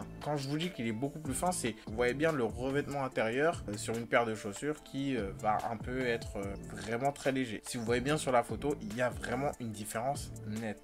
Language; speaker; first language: French; native; French